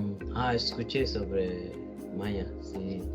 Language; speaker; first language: Spanish; non-native, learner; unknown